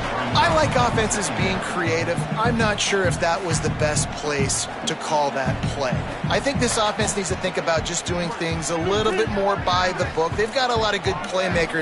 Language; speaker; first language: English; native; English